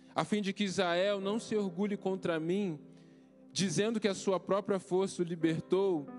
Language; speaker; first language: Portuguese; native; Portuguese